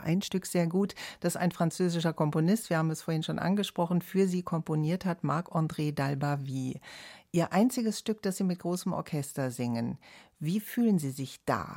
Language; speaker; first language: German; native; German